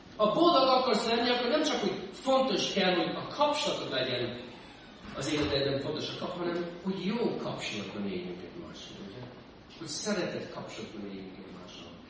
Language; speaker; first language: Hungarian; non-native, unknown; English